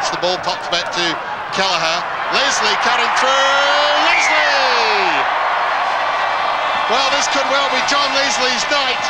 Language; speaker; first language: English; native; English